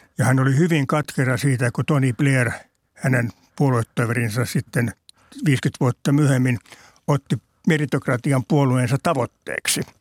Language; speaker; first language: Finnish; native; Finnish